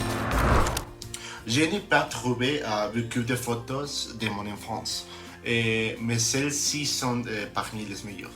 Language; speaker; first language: French; non-native, learner; Spanish